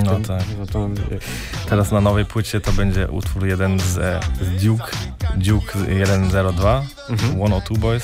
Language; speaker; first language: Polish; early bilingual, heritage; German